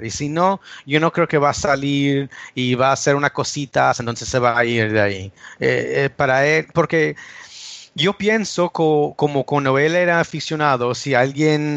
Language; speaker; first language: Spanish; early bilingual, heritage; English